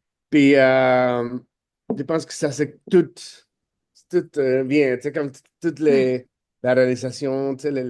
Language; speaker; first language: French; non-native, fluent; Spanish